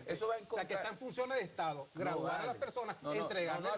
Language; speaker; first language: Spanish; native; Spanish